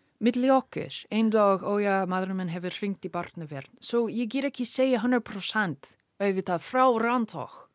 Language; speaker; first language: Icelandic; non-native, learner; English